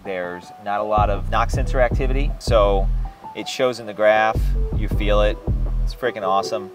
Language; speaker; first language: English; native; English